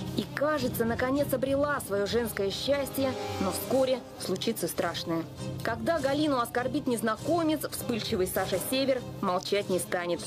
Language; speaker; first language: Russian; native; Russian